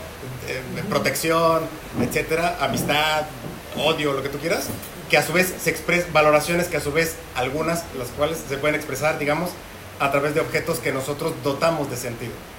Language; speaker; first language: Spanish; native; Spanish